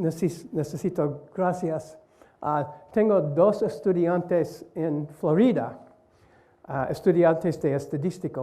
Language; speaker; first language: Spanish; non-native, learner; English